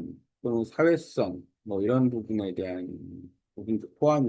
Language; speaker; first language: Korean; native; Korean